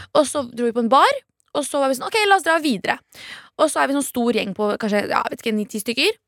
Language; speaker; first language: Norwegian; native; Norwegian